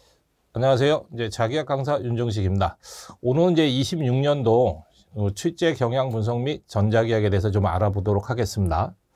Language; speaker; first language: Korean; native; Korean